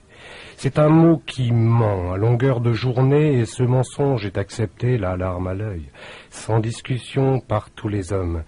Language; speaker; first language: French; native; French